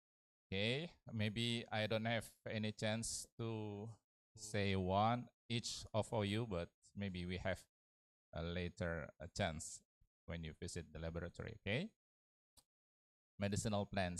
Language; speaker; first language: English; non-native, learner; Indonesian